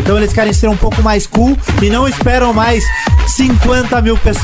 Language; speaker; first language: Portuguese; native; Portuguese